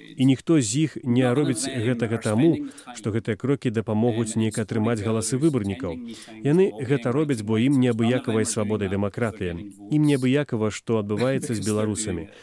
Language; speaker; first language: Belarusian; non-native, fluent; English